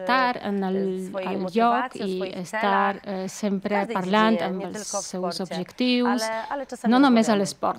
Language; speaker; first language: Catalan; non-native, learner; Polish